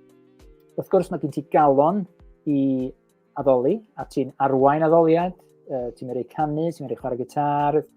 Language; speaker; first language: Welsh; native; Welsh